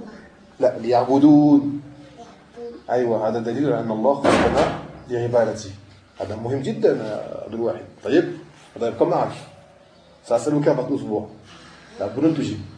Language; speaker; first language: Arabic; non-native, fluent; French